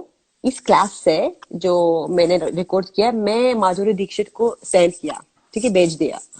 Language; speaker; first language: Hindi; non-native, learner; Azerbaijani